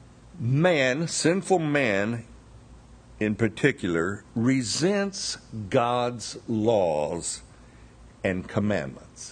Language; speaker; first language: English; native; English